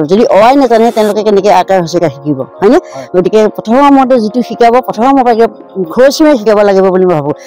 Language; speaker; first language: Assamese; native; Assamese